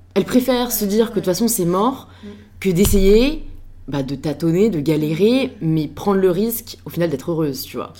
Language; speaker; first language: French; native; French